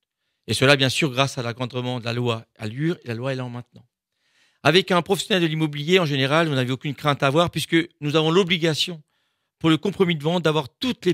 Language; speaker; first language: French; native; French